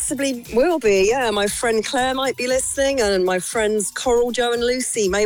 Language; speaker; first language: English; native; English